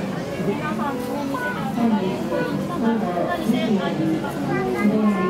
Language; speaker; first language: Japanese; native; Japanese